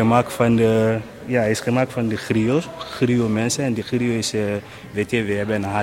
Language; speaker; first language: Dutch; non-native, learner; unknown